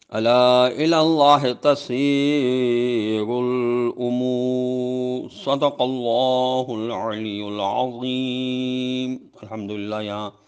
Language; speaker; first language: Arabic; non-native, fluent; Urdu